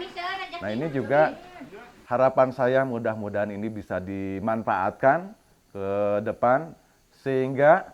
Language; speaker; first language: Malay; non-native, local second language; Sundanese